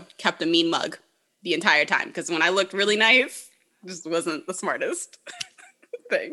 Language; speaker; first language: English; native; English